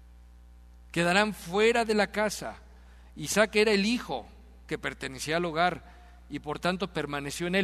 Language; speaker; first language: Spanish; native; Spanish